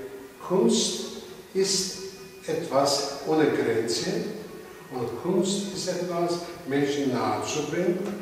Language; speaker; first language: German; non-native, fluent; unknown